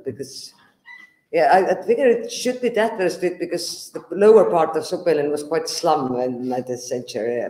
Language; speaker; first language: English; non-native, fluent; Estonian